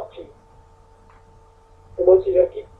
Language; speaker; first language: French; native; French